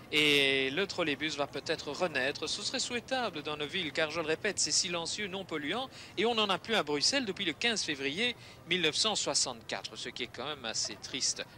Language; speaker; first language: French; native; French